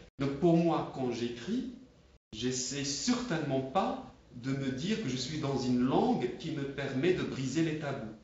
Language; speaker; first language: French; non-native, local second language; Arabic